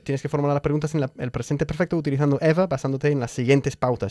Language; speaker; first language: Spanish; non-native, fluent; English